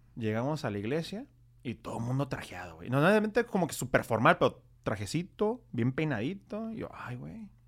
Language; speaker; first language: Spanish; native; Spanish